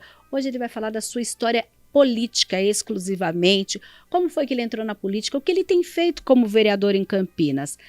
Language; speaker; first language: Portuguese; native; Portuguese